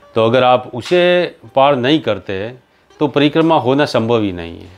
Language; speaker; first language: Hindi; native; Hindi